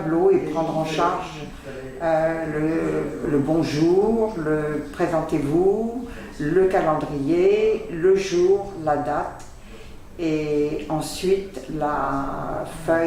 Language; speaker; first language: French; native; French